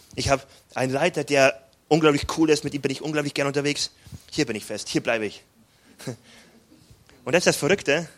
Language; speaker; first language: German; native; German